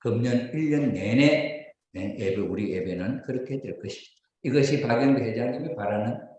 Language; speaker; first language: Korean; native; Korean